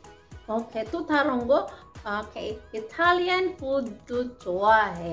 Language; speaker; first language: Korean; non-native, learner; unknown